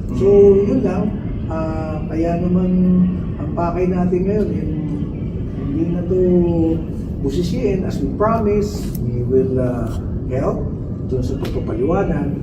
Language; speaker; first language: Filipino; native; Filipino